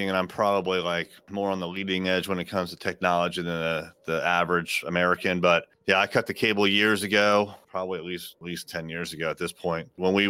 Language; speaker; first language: English; native; English